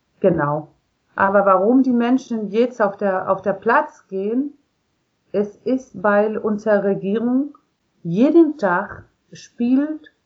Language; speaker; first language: German; non-native, learner; Spanish